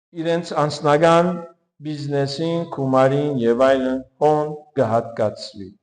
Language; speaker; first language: Armenian; early bilingual, heritage; Armenian